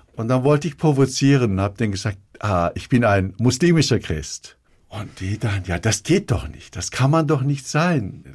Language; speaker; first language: German; early bilingual, other home language; Turkish